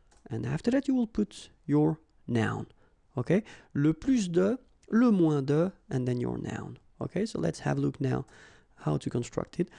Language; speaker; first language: English; non-native, fluent; French